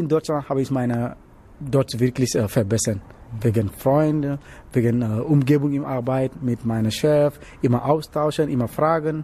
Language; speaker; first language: German; non-native, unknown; Wolof